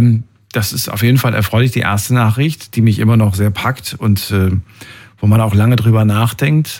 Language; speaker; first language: German; native; German